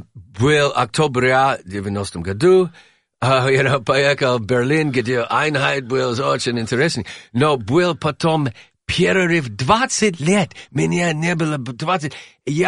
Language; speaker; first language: Russian; non-native, learner; English